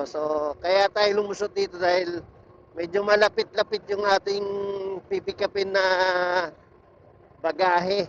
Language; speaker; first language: Filipino; native; Filipino